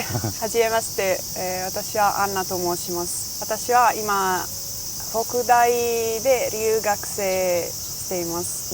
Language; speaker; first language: Japanese; non-native, learner; Italian